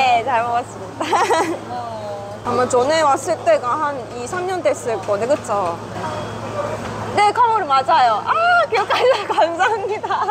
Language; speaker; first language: Korean; non-native, fluent; Japanese